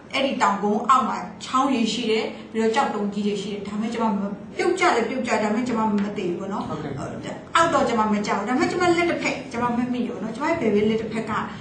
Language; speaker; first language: Burmese; non-native, local second language; S'gaw Karen